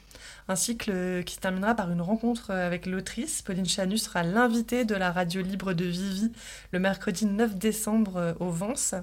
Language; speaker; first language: French; native; French